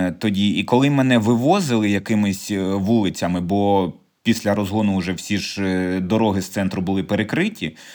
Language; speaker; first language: Ukrainian; native; Ukrainian